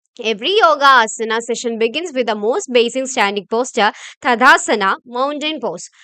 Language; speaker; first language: English; non-native, local second language; Malayalam